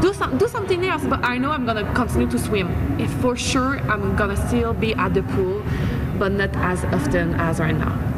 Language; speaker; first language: English; non-native, fluent; French